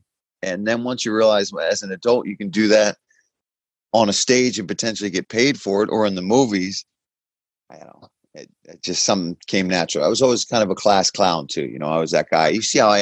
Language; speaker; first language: English; native; English